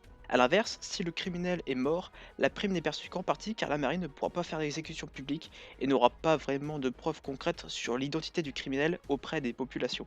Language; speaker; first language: French; native; French